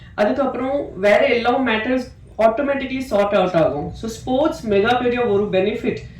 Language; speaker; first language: Tamil; non-native, fluent; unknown